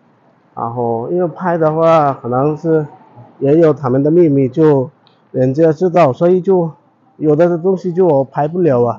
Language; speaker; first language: Chinese; non-native, fluent; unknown